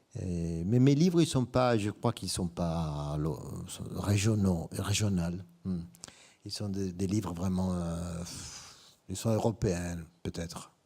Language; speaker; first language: French; non-native, fluent; Italian